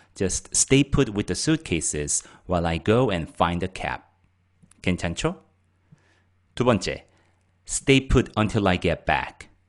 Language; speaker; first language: English; non-native, fluent; Korean